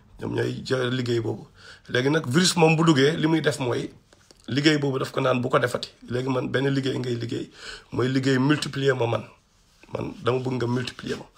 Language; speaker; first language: Wolof; non-native, local second language; Fula